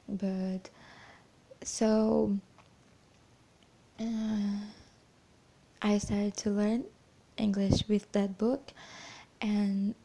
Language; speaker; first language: English; non-native, fluent; Portuguese